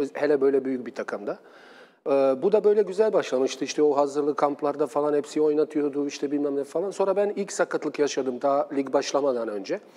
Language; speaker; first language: Turkish; non-native, fluent; Bosnian